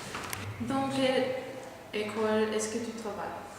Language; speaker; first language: French; non-native, learner; German